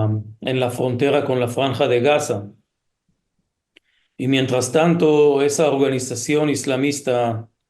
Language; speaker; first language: Spanish; early bilingual, heritage; Hebrew